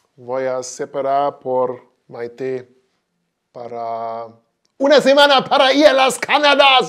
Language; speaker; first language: Spanish; non-native, learner; German